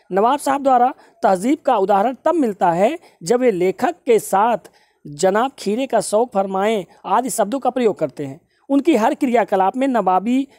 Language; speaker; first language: Hindi; native; Hindi